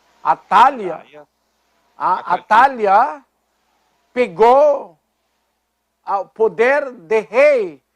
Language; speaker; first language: Portuguese; non-native, fluent; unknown